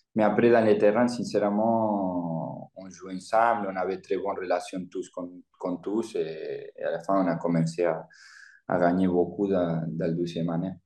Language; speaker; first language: French; non-native, learner; Spanish